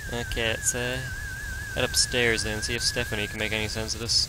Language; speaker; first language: English; native; English